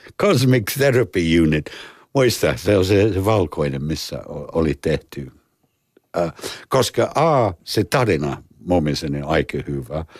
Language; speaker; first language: Finnish; non-native, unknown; English